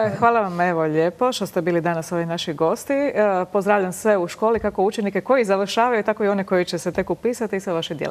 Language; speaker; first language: Croatian; native; Croatian